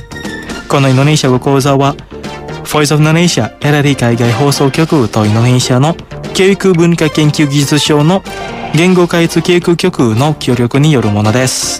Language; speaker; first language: Japanese; non-native, fluent; Indonesian